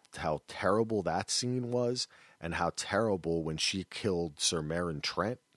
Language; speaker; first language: English; native; English